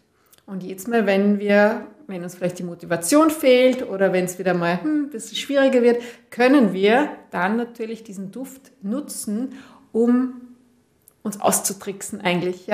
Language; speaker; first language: German; native; German